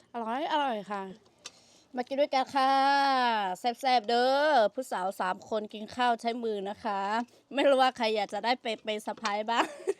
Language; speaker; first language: Thai; non-native, local second language; Lahu